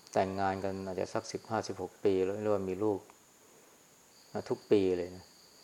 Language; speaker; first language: Thai; native; Thai